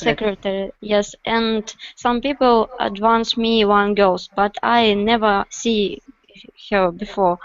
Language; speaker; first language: English; non-native, learner; Russian